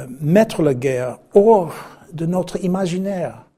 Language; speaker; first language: French; non-native, fluent; English